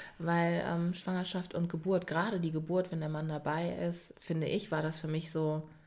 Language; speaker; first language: German; native; German